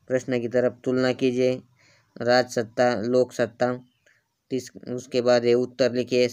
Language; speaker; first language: Hindi; non-native, local second language; Marathi